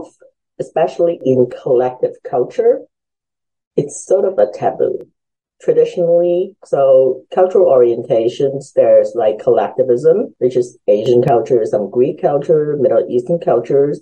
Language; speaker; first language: English; early bilingual, other home language; Cantonese